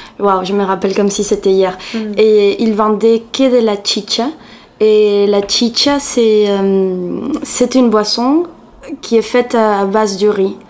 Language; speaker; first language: French; non-native, fluent; Spanish